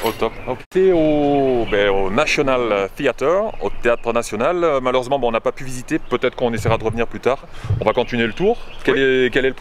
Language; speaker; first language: French; native; French